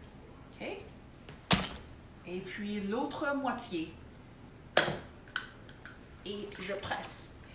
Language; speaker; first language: French; non-native, local second language; English